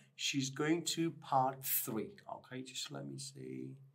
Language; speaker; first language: English; non-native, fluent; Persian